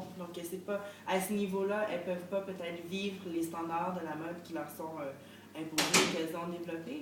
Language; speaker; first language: French; native; French